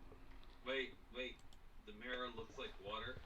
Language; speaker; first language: English; native; English